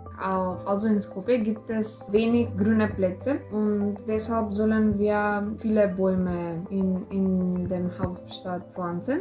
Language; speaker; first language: German; non-native, learner; Macedonian